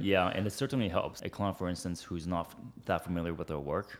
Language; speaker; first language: English; early bilingual, other home language; Chinese